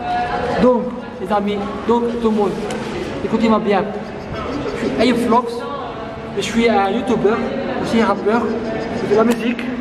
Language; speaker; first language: French; non-native, local second language; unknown